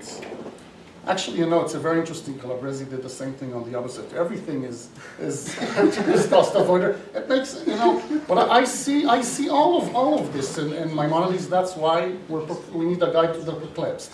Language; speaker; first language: English; non-native, fluent; Hebrew